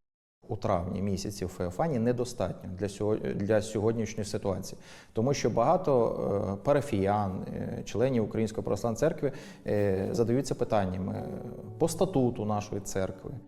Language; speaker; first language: Ukrainian; native; Ukrainian